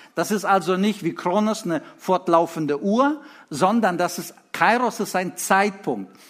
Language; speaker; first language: German; early bilingual, other home language; Russian